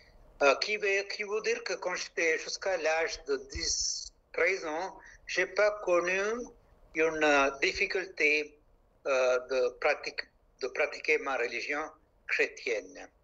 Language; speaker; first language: French; non-native, local second language; Malayalam